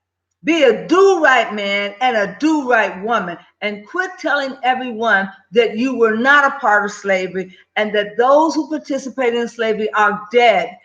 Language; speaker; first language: English; native; English